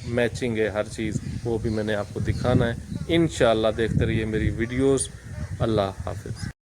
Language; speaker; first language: Urdu; non-native, local second language; Punjabi